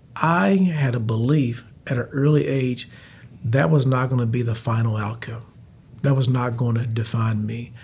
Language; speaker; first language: English; native; English